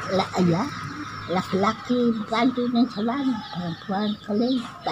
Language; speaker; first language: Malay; non-native, local second language; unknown